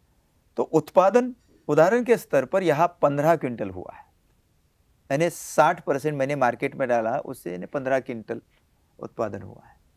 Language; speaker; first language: Hindi; native; Hindi